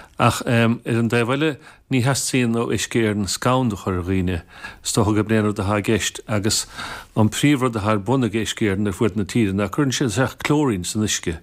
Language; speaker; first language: Irish; native; Irish